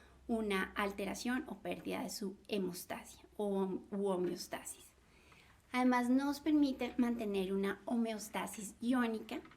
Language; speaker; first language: Spanish; native; Spanish